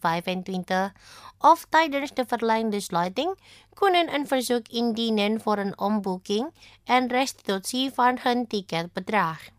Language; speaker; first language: Dutch; non-native, fluent; Indonesian